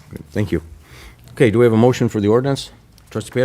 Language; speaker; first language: English; native; English